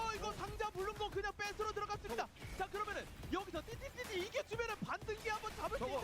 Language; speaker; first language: Korean; native; Korean